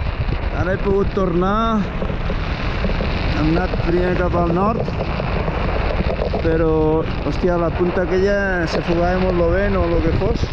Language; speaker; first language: Catalan; native; Catalan